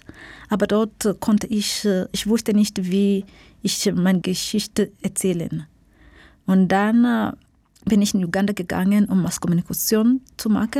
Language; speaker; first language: German; non-native, fluent; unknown